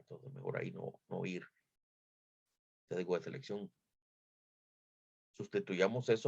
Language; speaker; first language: Spanish; native; Spanish